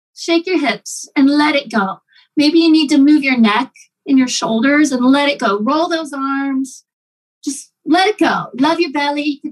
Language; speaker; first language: English; native; English